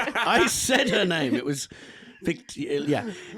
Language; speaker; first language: English; native; English